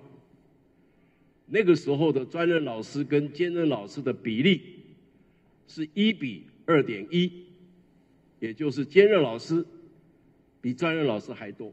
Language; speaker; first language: Chinese; native; Chinese